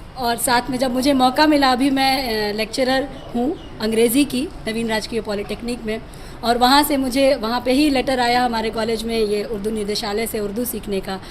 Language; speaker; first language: Hindi; native; Hindi